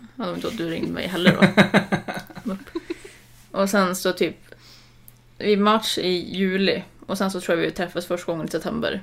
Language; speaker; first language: Swedish; native; Swedish